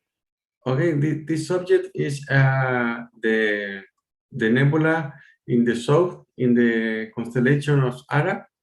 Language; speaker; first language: English; non-native, learner; Spanish